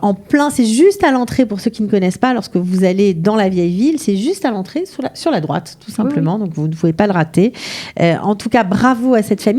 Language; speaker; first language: French; native; French